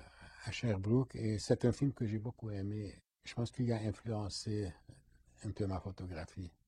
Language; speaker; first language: French; non-native, fluent; Hungarian